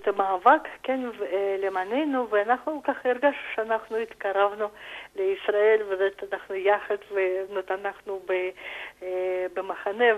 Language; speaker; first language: Hebrew; non-native, fluent; Russian